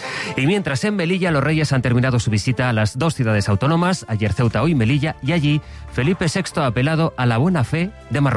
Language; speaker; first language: Spanish; native; Spanish